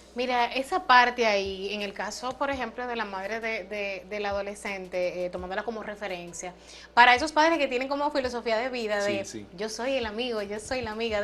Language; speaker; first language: Spanish; native; Spanish